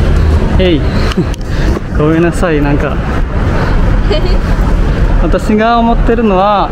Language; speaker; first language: Japanese; non-native, learner; Indonesian